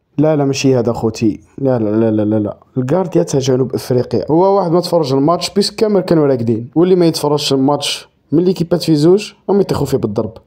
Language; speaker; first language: Arabic; native; Arabic